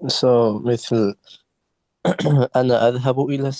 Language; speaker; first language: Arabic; non-native, learner; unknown